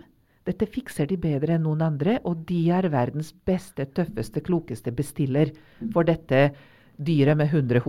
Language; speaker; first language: Norwegian; non-native, fluent; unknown